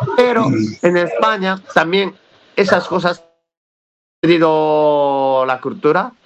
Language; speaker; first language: Spanish; non-native, fluent; Japanese